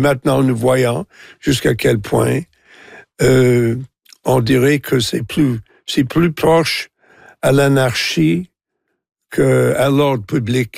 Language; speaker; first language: French; non-native, local second language; English